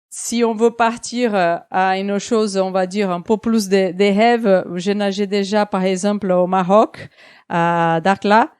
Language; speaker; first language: French; non-native, fluent; Portuguese